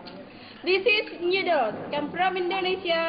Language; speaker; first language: English; non-native, learner; Indonesian